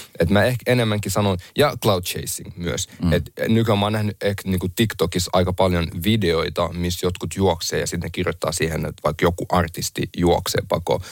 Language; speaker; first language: Finnish; early bilingual, other home language; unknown